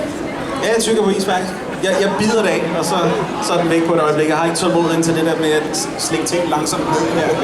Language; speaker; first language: Danish; native; Danish